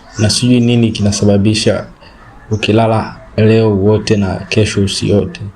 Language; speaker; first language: Swahili; native; Swahili